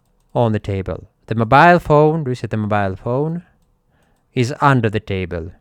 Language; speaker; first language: English; non-native, fluent; Russian